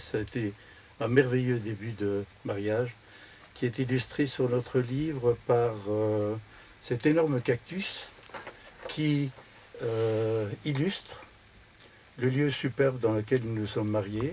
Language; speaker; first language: French; native; French